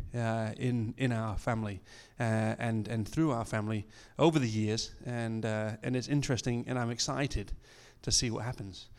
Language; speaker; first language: English; native; English